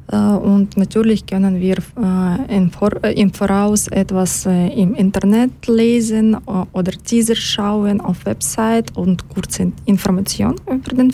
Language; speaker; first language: German; non-native, learner; Ukrainian